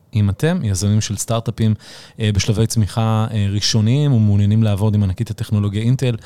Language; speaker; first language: Hebrew; early bilingual, other home language; Arabic